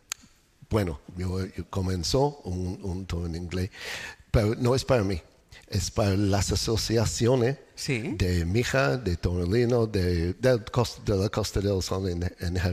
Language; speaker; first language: Spanish; non-native, learner; English